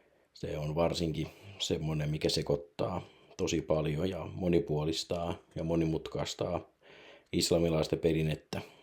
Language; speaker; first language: Finnish; native; Finnish